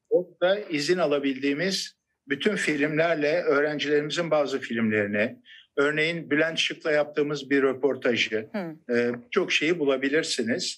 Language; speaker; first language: Turkish; native; Turkish